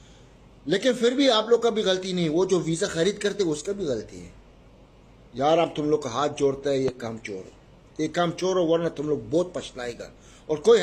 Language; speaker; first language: Hindi; non-native, learner; Arabic